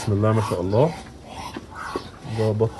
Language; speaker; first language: Arabic; native; Arabic